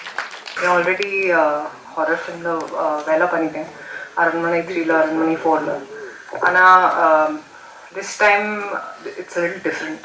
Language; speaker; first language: Tamil; non-native, learner; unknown